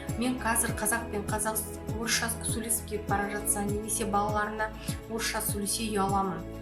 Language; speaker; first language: Kazakh; non-native, local second language; Romanian